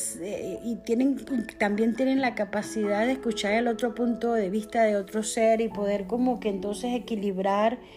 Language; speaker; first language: Spanish; native; Spanish